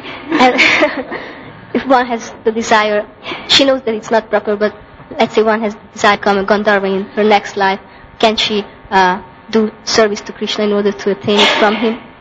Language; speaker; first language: English; non-native, fluent; Hungarian